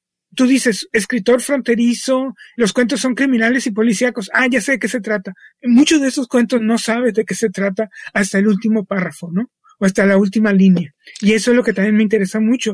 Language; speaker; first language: Spanish; native; Spanish